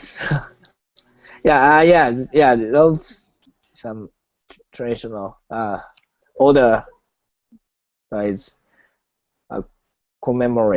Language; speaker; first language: English; non-native, learner; Japanese